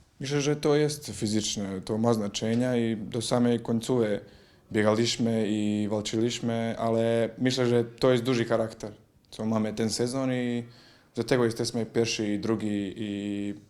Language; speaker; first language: Polish; non-native, learner; Croatian